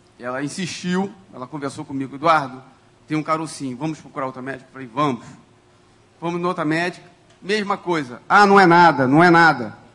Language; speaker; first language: Portuguese; native; Portuguese